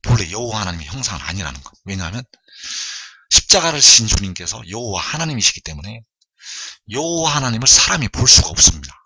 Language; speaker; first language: Korean; native; Korean